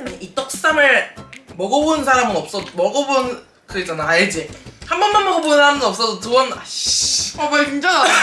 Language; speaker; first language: Korean; native; Korean